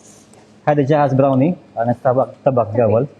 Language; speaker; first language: Arabic; non-native, learner; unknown